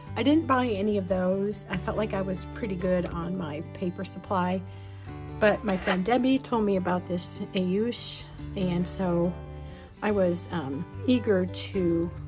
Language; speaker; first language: English; native; English